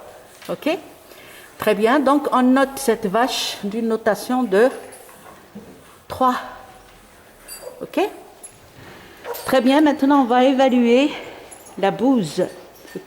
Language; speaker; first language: French; non-native, local second language; Arabic